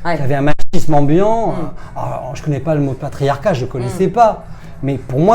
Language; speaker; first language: French; native; French